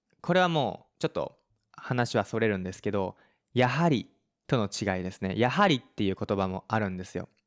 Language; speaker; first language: Japanese; native; Japanese